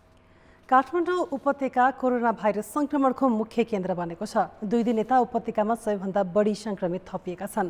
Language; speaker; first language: Nepali; native; Nepali